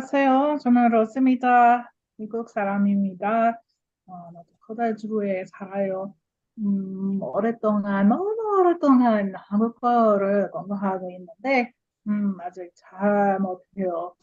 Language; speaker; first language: Korean; non-native, learner; English